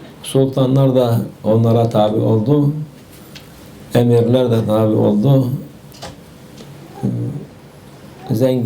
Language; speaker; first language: Turkish; native; Turkish